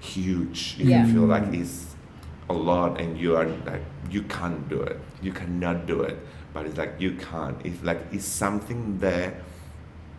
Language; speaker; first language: English; non-native, learner; Spanish